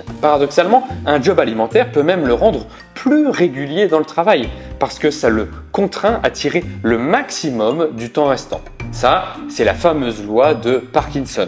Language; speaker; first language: French; native; French